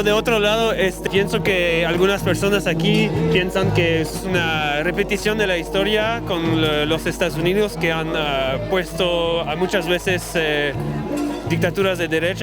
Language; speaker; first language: Spanish; non-native, fluent; French